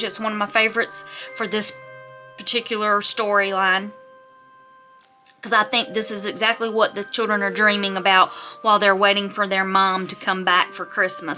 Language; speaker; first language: English; native; English